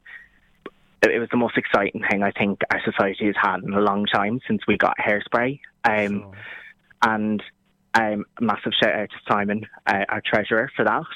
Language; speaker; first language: English; native; English